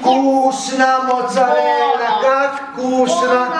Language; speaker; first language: Russian; non-native, learner; Italian